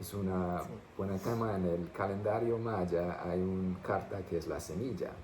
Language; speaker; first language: Spanish; non-native, fluent; English